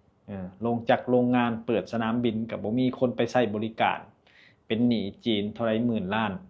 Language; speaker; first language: Thai; non-native, local second language; Lao